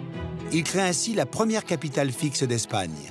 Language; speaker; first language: French; native; French